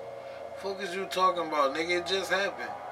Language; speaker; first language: English; native; English